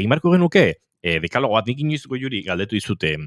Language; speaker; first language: Basque; native; Basque